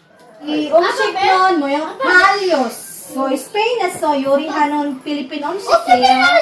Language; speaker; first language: Korean; non-native, local second language; Filipino